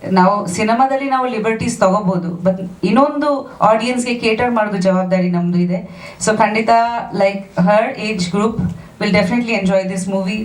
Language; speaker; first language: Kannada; non-native, fluent; Bangla